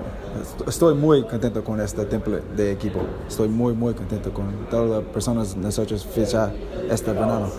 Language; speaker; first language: Spanish; non-native, learner; English